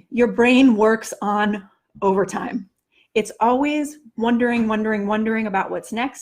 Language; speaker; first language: English; native; English